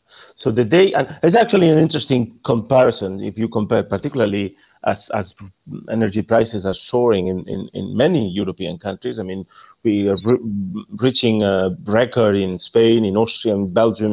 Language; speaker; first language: English; non-native, fluent; Spanish